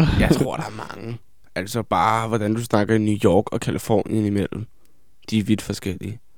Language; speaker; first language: Danish; native; Danish